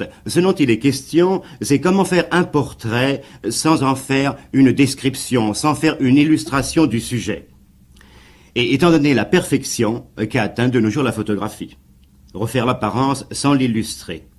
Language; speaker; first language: French; native; French